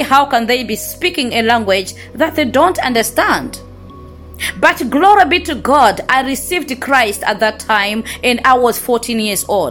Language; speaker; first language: English; non-native, local second language; Nyanja